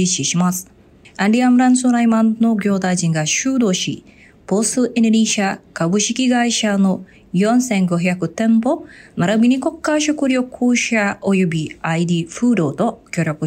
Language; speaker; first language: Japanese; non-native, fluent; Indonesian